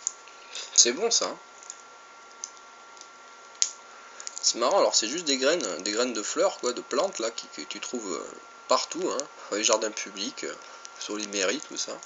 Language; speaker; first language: French; native; French